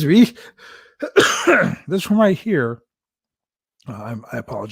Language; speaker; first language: English; native; English